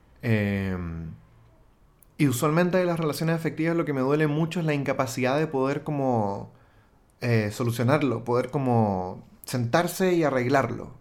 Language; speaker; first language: Spanish; native; Spanish